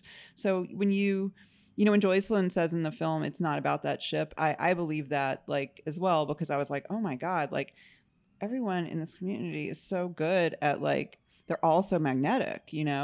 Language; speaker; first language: English; native; English